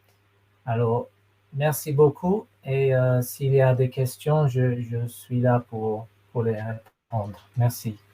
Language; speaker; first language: French; non-native, fluent; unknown